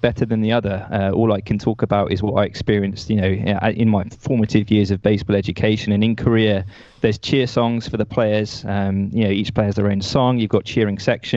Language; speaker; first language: English; native; English